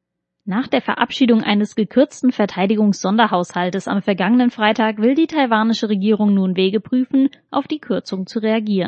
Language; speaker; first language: German; native; German